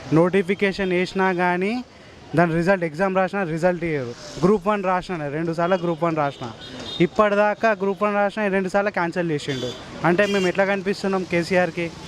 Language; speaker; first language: Telugu; non-native, local second language; Urdu